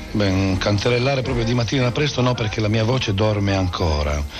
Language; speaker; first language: Italian; native; Italian